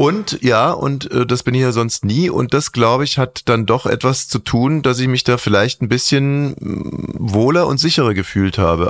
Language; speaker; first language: German; native; German